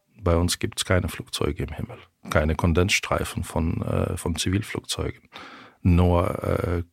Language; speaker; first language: German; non-native, fluent; Ukrainian